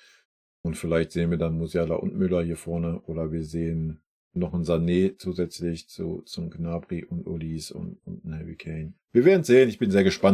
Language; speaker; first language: German; native; German